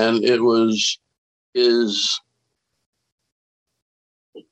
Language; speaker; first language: English; native; English